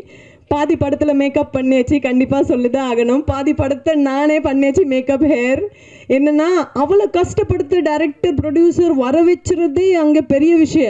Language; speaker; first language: Tamil; non-native, fluent; Punjabi